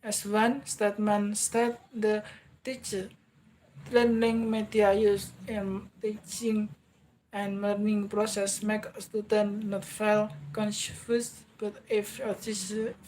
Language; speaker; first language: English; non-native, learner; Indonesian